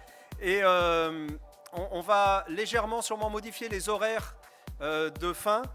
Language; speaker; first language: French; native; French